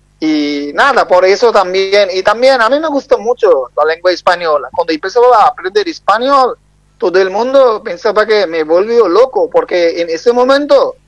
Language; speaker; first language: Spanish; non-native, learner; Bangla